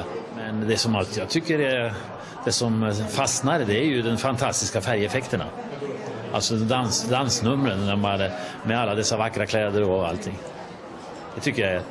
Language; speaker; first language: Swedish; native; Swedish